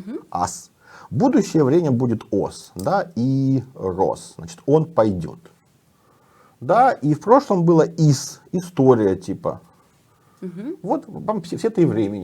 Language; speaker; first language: Russian; native; Russian